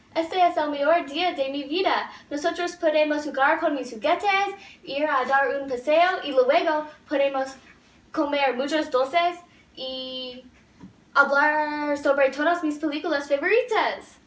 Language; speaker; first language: Spanish; non-native, learner; English